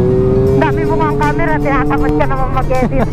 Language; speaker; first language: Filipino; native; Filipino